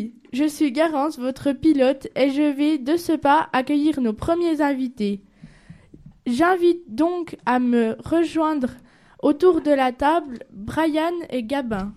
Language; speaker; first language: French; native; French